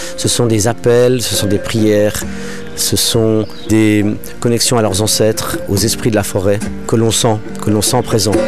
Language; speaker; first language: French; non-native, local second language; English